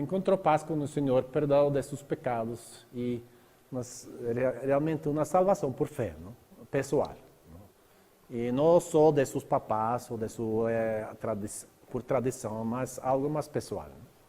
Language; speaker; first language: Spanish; non-native, learner; Norwegian